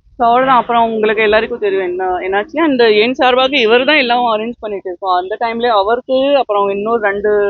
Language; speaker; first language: Tamil; non-native, learner; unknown